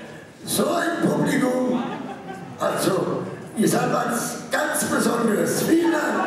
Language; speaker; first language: German; non-native, local second language; Romany